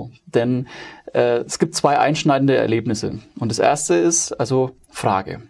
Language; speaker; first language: German; native; German